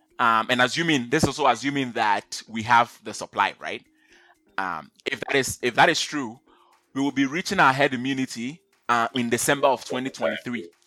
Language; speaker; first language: English; non-native, local second language; Akan